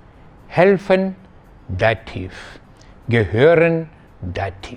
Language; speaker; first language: German; non-native, fluent; Malayalam